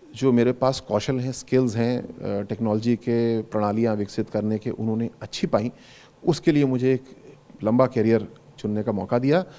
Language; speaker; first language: Hindi; native; Hindi